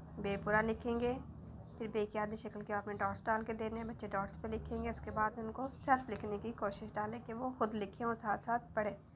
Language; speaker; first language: Urdu; native; Urdu